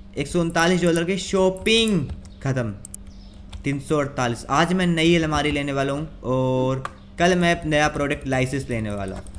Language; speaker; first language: Hindi; native; Hindi